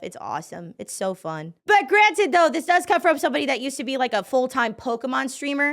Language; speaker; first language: English; native; English